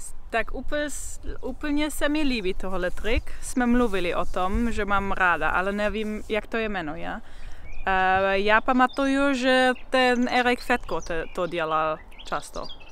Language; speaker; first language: Czech; non-native, learner; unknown